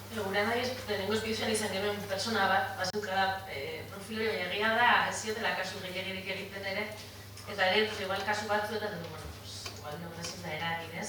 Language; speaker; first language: Basque; non-native, local second language; Spanish